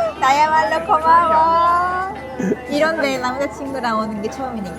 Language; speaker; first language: Korean; non-native, learner; Japanese